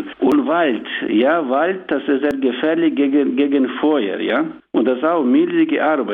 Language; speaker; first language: German; non-native, learner; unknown